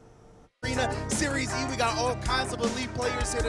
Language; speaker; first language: English; native; English